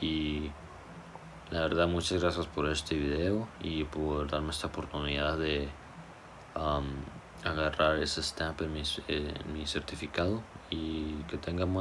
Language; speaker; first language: Spanish; early bilingual, heritage; Spanish